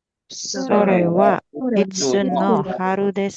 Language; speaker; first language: Japanese; non-native, learner; Indonesian